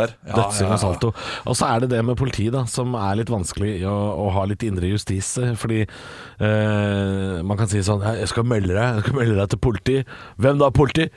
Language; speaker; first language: Norwegian; native; Norwegian